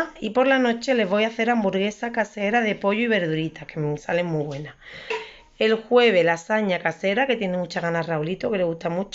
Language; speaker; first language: Spanish; native; Spanish